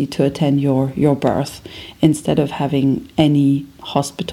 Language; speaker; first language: English; non-native, fluent; French